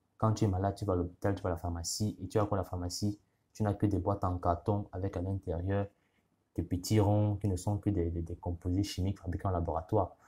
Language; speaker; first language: French; non-native, local second language; Ghomala